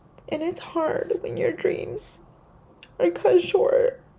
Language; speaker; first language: English; early bilingual, other home language; Spanish